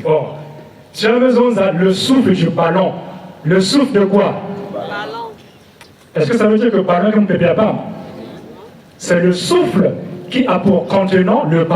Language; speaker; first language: French; non-native, local second language; Lingala